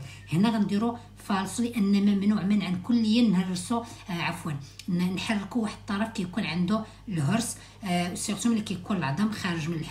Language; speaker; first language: Arabic; native; Arabic